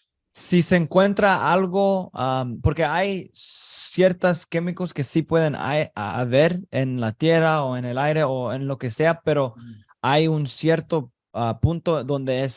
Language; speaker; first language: Spanish; early bilingual, heritage; Spanish